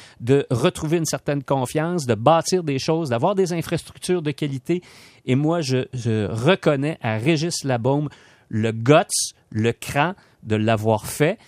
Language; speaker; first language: French; native; French